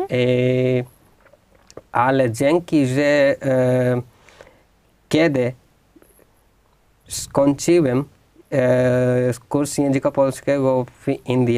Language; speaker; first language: Polish; non-native, fluent; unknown